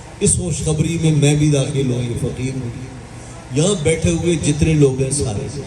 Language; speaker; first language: Urdu; non-native, local second language; Sindhi